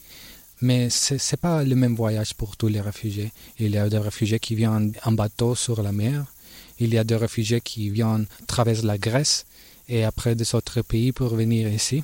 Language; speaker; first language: French; non-native, learner; Spanish